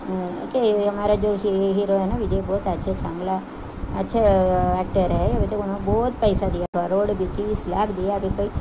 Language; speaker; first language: Hindi; non-native, local second language; Tamil